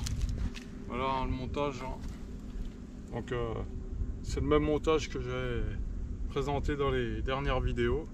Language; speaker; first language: French; native; French